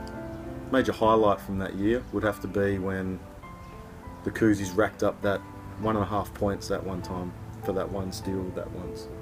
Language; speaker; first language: English; native; English